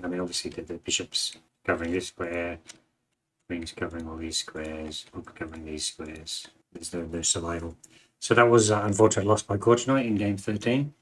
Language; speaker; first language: English; native; English